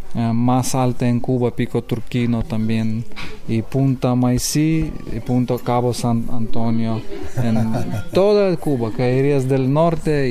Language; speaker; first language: Spanish; non-native, learner; Lithuanian